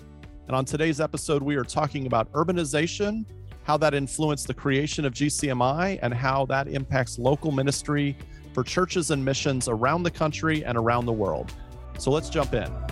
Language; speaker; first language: English; native; English